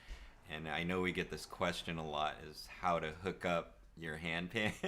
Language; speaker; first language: English; native; English